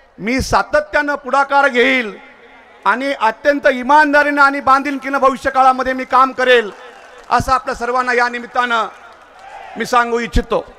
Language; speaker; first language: Marathi; non-native, local second language; Lambadi